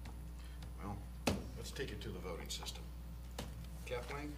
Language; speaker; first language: English; native; English